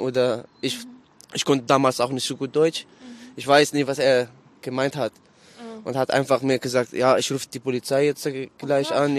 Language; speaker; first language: German; non-native, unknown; Arabic